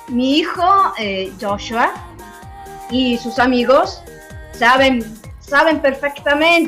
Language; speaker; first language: Spanish; non-native, learner; English